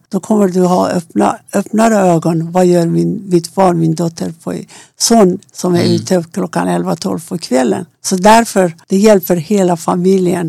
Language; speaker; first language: Swedish; non-native, fluent; Persian